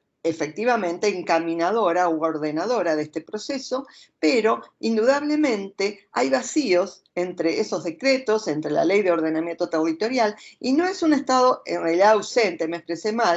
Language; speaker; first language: Spanish; native; Spanish